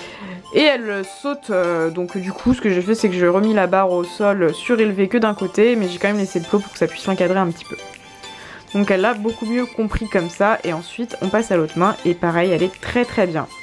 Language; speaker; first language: French; native; French